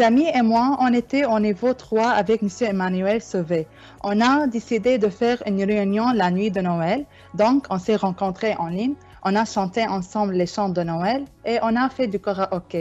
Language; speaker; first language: French; non-native, learner; Arabic